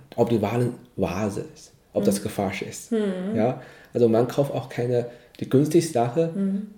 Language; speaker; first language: German; non-native, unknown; Chinese